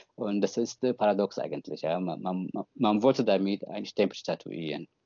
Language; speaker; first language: German; non-native, fluent; Tigrinya